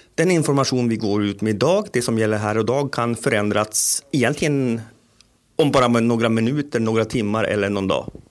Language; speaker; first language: Swedish; native; Swedish